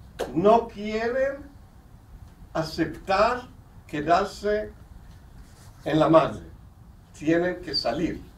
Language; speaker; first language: Spanish; non-native, fluent; Hebrew